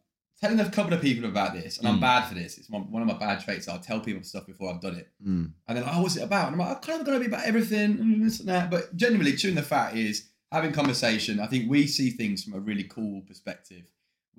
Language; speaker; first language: English; native; English